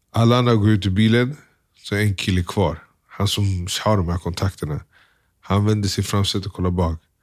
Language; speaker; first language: Swedish; early bilingual, other home language; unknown